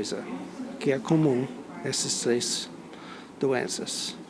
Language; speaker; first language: Portuguese; non-native, fluent; English